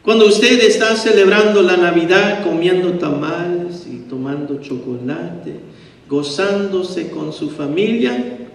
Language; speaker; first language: Spanish; early bilingual, heritage; Spanish